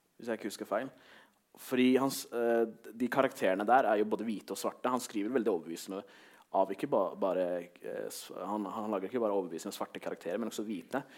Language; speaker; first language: Norwegian; early bilingual, other home language; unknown